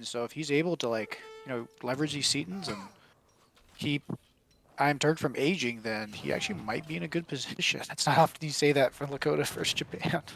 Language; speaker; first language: English; native; English